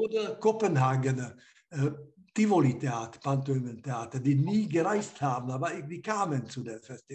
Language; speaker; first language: German; non-native, fluent; Slovak